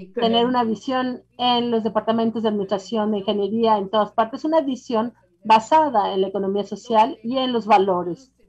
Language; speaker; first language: Spanish; non-native, fluent; French